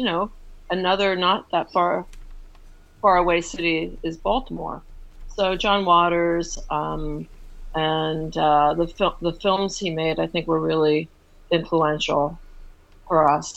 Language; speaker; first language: English; native; English